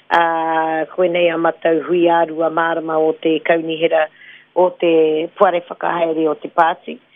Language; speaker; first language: Māori; non-native, local second language; English